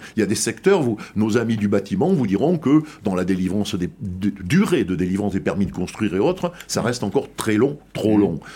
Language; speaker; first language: French; native; French